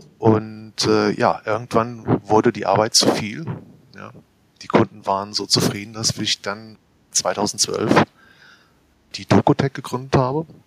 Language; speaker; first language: German; native; German